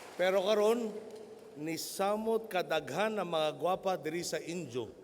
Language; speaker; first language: Filipino; native; Filipino